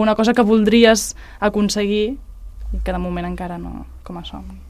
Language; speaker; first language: Catalan; native; Catalan